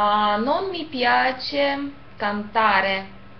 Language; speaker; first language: Italian; non-native, fluent; Russian